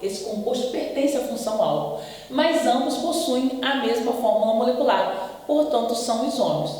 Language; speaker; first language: Portuguese; native; Portuguese